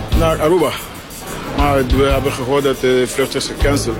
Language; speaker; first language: Dutch; non-native, local second language; Papiamento